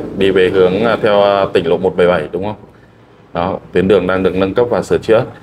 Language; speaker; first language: Vietnamese; non-native, local second language; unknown